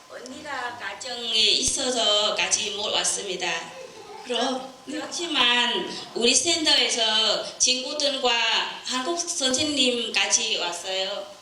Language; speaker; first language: Korean; non-native, learner; Vietnamese